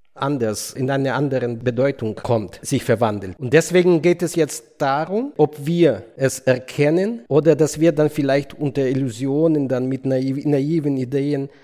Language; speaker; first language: German; non-native, fluent; Ukrainian